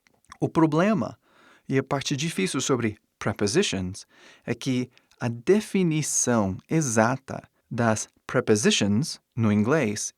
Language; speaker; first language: Portuguese; non-native, fluent; English